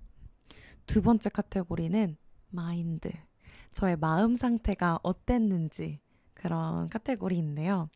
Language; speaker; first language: Korean; native; Korean